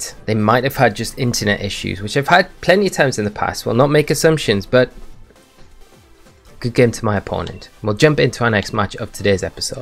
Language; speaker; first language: English; native; English